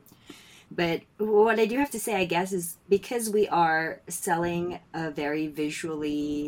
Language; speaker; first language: English; non-native, local second language; Filipino